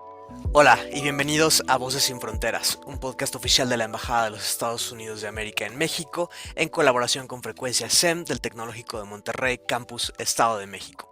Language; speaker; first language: Spanish; native; Spanish